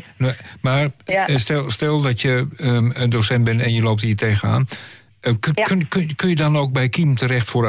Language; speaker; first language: Dutch; native; Dutch